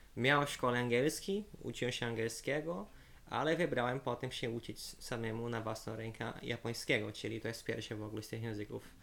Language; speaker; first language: Polish; non-native, fluent; Portuguese